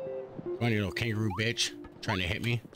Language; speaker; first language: English; native; English